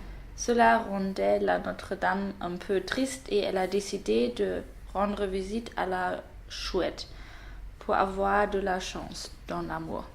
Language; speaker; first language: French; non-native, learner; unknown